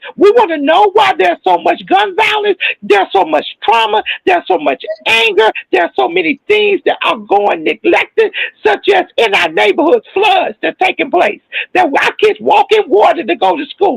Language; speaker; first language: English; native; English